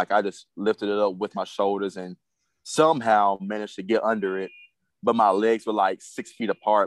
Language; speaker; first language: English; native; English